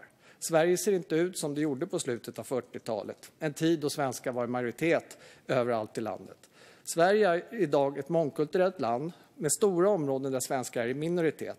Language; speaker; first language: Swedish; native; Swedish